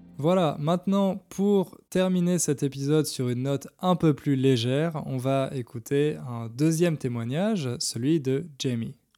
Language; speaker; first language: French; native; French